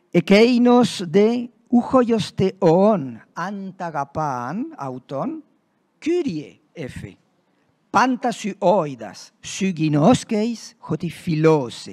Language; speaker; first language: Greek; non-native, fluent; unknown